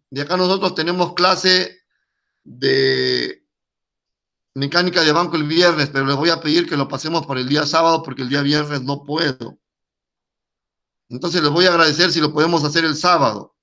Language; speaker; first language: Spanish; native; Spanish